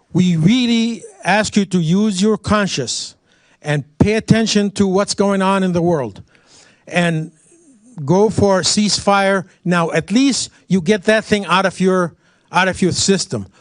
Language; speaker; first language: English; non-native, fluent; Arabic